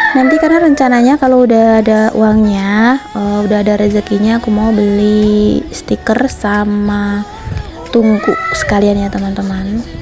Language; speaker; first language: Indonesian; non-native, local second language; Javanese